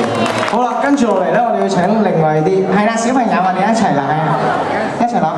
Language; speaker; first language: Cantonese; native; Cantonese